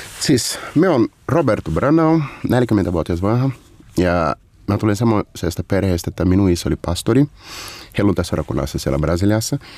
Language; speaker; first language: Finnish; non-native, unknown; Portuguese